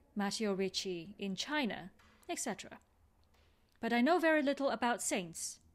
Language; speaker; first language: English; non-native, local second language; Cantonese